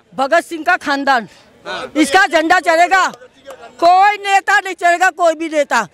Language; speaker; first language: Hindi; non-native, local second language; Gujarati